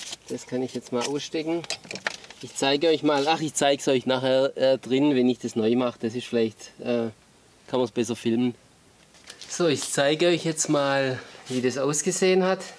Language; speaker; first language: German; native; German